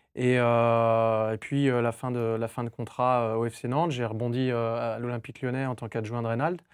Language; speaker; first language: French; native; French